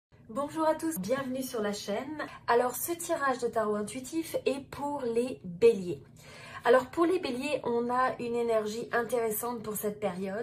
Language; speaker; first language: French; native; French